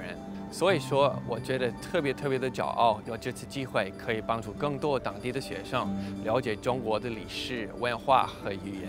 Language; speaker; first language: Chinese; non-native, fluent; English